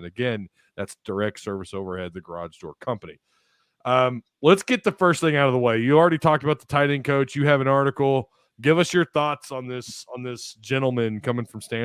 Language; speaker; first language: English; native; English